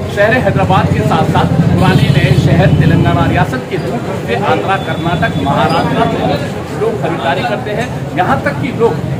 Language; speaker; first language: Hindi; non-native, local second language; Urdu